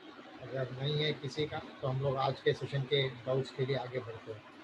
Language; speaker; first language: Hindi; native; Hindi